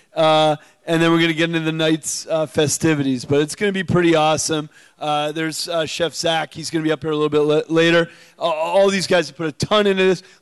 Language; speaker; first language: English; native; English